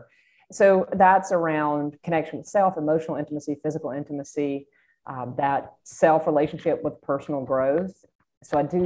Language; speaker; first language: English; native; English